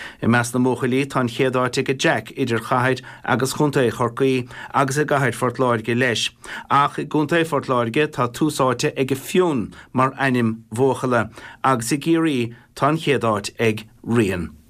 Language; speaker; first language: Irish; native; Irish